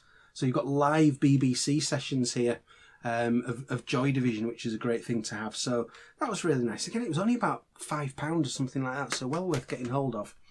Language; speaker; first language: English; native; English